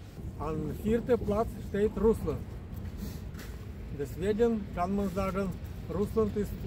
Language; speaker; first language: German; non-native, fluent; Russian